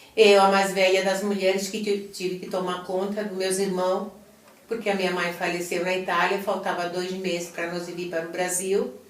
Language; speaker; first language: Portuguese; non-native, fluent; Italian